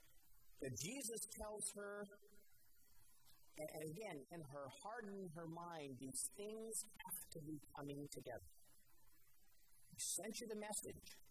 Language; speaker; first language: English; native; English